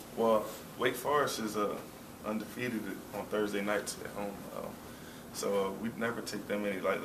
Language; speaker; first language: English; native; English